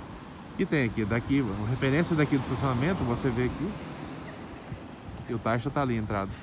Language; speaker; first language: Portuguese; native; Portuguese